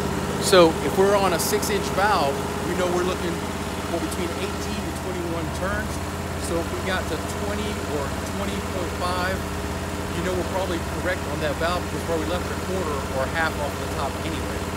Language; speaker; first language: English; native; English